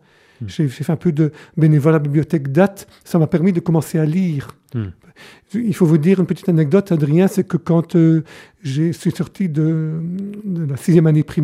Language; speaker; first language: French; native; French